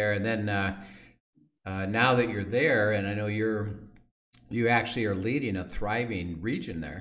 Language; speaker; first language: English; native; English